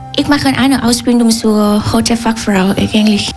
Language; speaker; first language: German; non-native, learner; Vietnamese